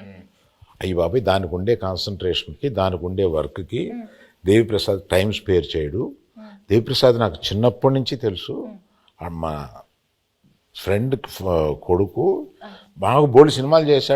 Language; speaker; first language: Telugu; native; Telugu